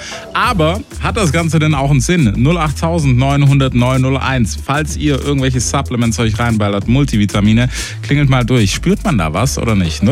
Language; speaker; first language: German; native; German